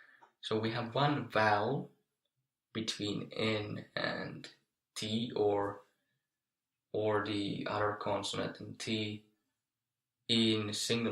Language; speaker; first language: English; non-native, fluent; Finnish